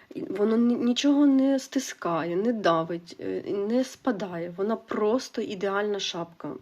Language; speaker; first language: Ukrainian; non-native, local second language; Russian